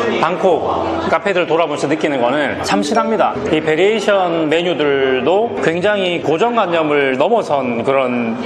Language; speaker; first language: Korean; native; Korean